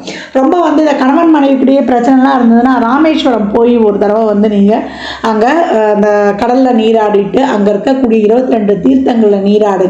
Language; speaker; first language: Tamil; native; Tamil